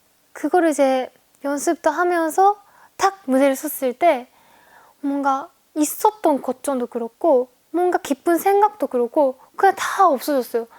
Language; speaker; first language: Korean; non-native, fluent; Japanese